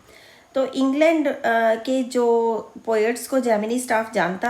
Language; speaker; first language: Hindi; native; Hindi